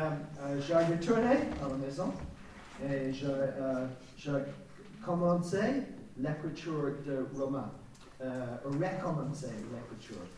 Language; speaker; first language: French; non-native, learner; English